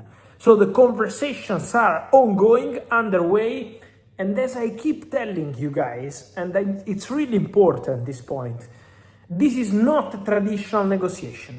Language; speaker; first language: English; non-native, fluent; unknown